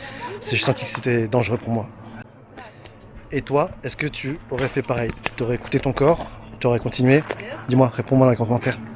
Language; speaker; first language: French; native; French